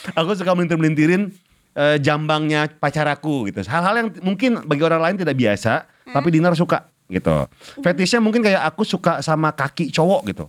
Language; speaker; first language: Indonesian; native; Indonesian